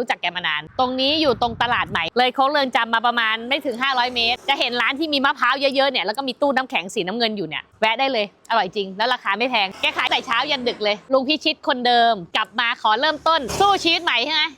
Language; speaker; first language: Thai; native; Thai